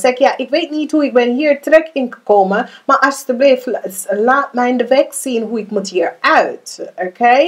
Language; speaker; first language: Dutch; non-native, learner; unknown